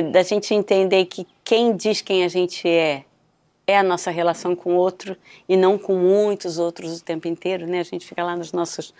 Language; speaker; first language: Portuguese; native; Portuguese